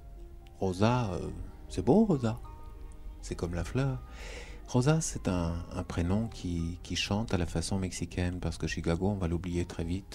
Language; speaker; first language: French; native; French